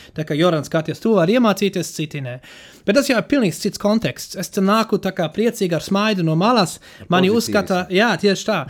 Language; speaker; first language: Latvian; non-native, fluent; German